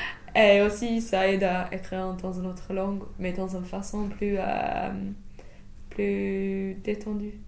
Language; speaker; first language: French; non-native, fluent; English